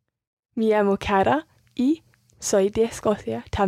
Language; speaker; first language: Spanish; non-native, learner; English